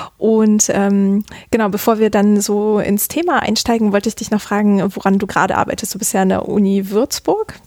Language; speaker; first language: German; native; German